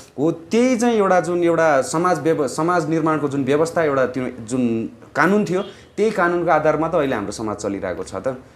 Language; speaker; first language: Nepali; non-native, local second language; Eastern Tamang